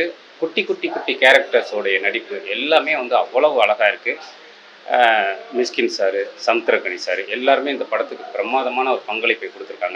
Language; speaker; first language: Tamil; native; Tamil